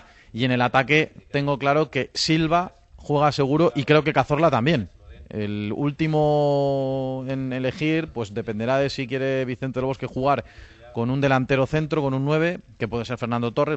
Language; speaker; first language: Spanish; native; Spanish